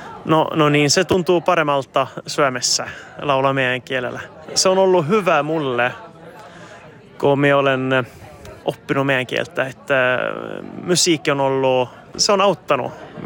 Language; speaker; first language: Finnish; non-native, learner; Swedish